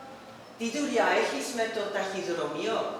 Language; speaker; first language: Greek; non-native, learner; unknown